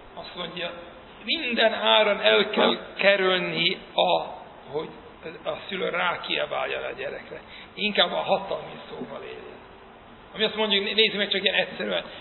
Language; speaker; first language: Hungarian; early bilingual, heritage; Hungarian